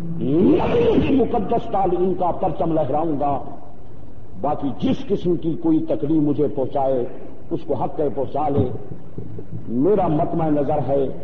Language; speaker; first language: Urdu; non-native, local second language; Saraiki